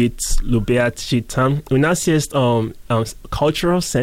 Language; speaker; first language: Russian; non-native, learner; English